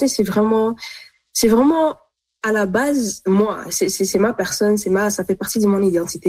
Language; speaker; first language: French; non-native, local second language; Arabic